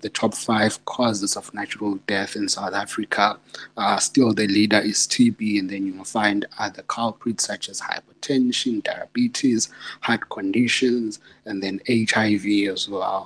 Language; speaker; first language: English; non-native, local second language; Zulu